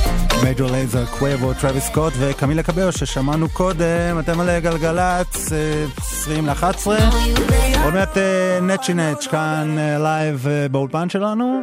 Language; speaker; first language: Hebrew; native; Hebrew